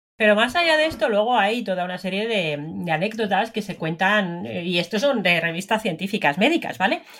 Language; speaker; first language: Spanish; non-native, fluent; Finnish